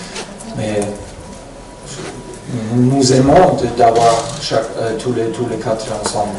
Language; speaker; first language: French; non-native, fluent; German